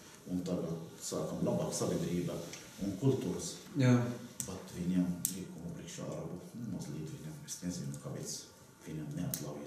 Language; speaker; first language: Latvian; non-native, learner; Arabic